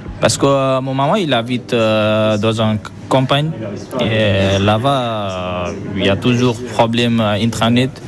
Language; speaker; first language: French; non-native, learner; Bangla